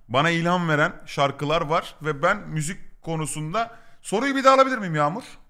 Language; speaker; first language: Turkish; native; Turkish